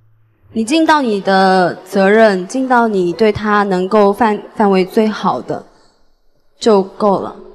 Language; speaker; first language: Chinese; native; Chinese